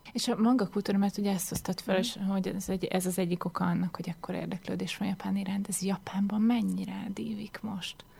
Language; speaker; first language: Hungarian; native; Hungarian